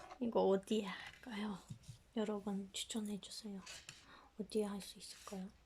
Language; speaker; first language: Korean; non-native, fluent; Turkish